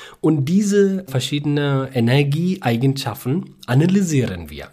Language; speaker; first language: German; non-native, learner; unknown